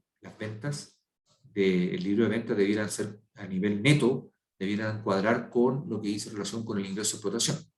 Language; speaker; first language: Spanish; native; Spanish